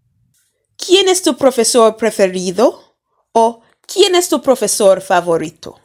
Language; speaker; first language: Spanish; non-native, fluent; English